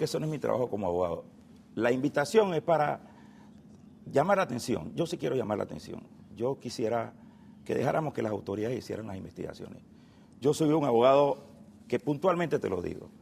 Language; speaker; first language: Spanish; native; Spanish